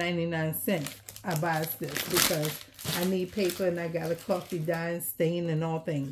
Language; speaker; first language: English; native; English